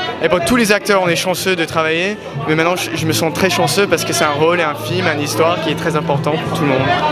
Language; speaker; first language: French; early bilingual, heritage; English